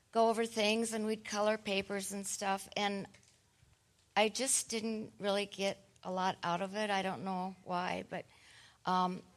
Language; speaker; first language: English; native; English